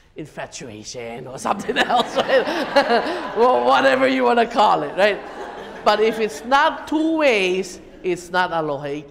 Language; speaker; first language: English; native; English